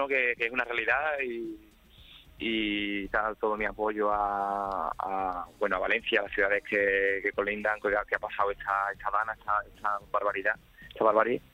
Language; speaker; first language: Spanish; native; Spanish